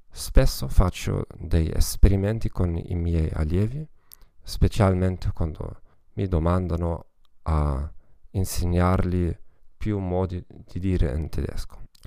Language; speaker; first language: Italian; non-native, fluent; German